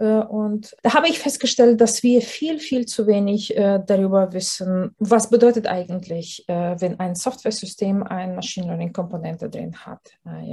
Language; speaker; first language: German; non-native, fluent; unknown